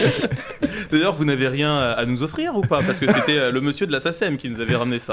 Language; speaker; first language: French; native; French